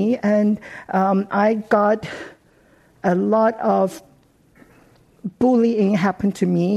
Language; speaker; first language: English; non-native, local second language; Cantonese